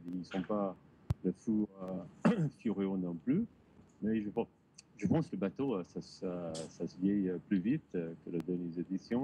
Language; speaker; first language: French; non-native, learner; English